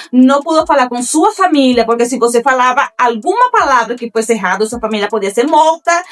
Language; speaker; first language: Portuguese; non-native, fluent; Spanish